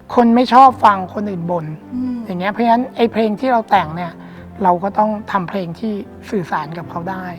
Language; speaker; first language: Thai; native; Thai